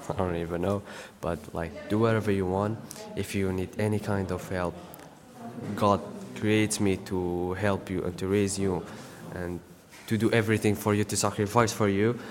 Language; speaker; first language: English; non-native, fluent; Arabic